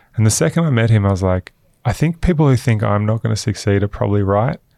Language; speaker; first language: English; native; English